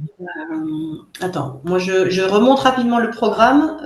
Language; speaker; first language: French; native; French